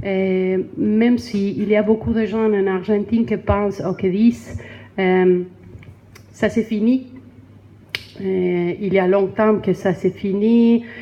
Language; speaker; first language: French; non-native, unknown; Spanish